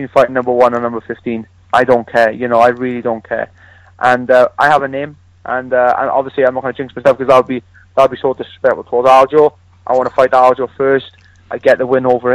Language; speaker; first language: English; native; English